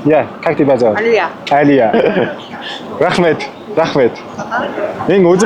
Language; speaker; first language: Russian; non-native, learner; Mongolian